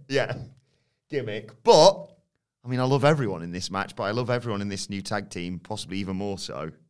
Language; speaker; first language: English; native; English